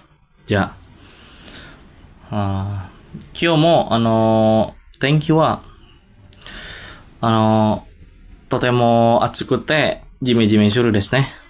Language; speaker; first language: Japanese; non-native, learner; Indonesian